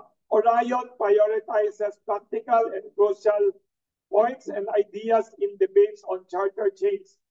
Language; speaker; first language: English; non-native, local second language; Filipino